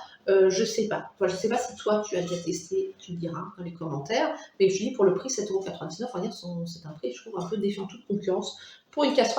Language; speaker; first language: French; native; French